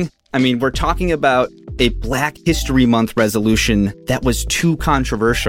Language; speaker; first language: English; native; English